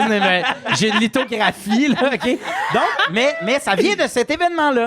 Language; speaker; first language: French; native; French